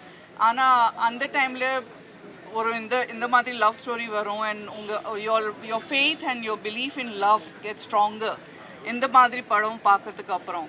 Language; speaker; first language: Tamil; non-native, local second language; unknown